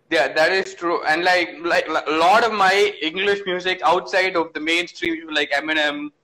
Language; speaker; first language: English; non-native, local second language; Tamil